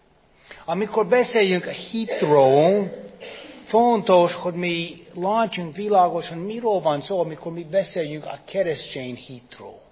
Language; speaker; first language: Hungarian; non-native, fluent; English